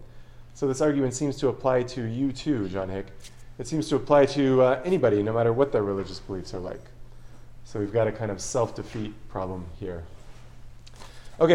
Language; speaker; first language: English; native; English